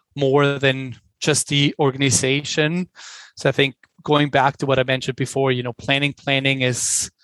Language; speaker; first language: English; non-native, fluent; Swiss German